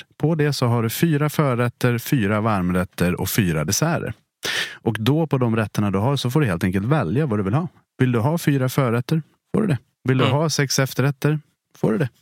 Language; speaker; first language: Swedish; native; Swedish